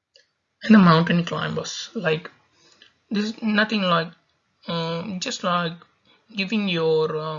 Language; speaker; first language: English; non-native, local second language; Tamil